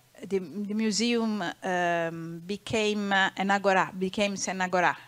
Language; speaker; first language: English; non-native, learner; Italian